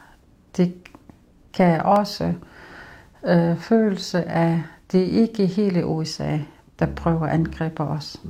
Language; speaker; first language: Danish; non-native, local second language; Kalaallisut